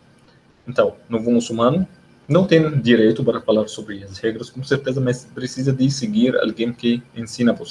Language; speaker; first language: Portuguese; non-native, learner; Arabic